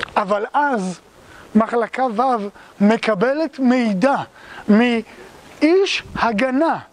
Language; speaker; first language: Hebrew; native; Hebrew